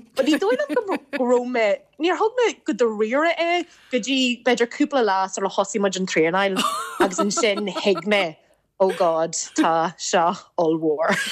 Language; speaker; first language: Irish; non-native, local second language; English